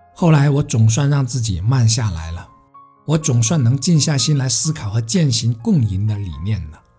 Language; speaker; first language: Chinese; native; Chinese